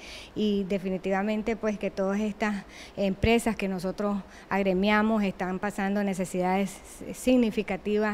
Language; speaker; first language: Spanish; native; Spanish